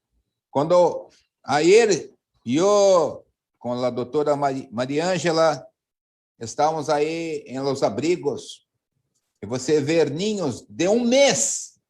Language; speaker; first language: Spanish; non-native, learner; Portuguese